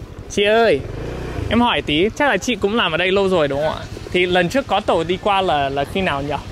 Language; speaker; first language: Vietnamese; non-native, fluent; English